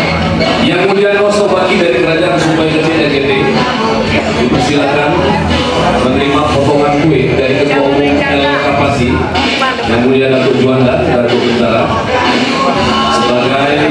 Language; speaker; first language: Indonesian; native; Indonesian